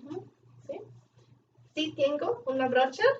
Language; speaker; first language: Spanish; non-native, fluent; English